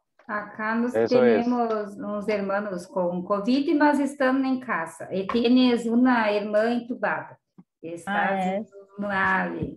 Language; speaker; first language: Spanish; non-native, learner; Portuguese